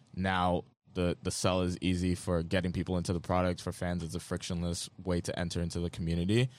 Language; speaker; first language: English; non-native, local second language; Yoruba